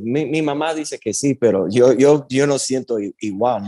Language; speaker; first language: Spanish; early bilingual, heritage; Spanish